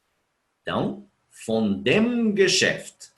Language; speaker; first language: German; non-native, fluent; Portuguese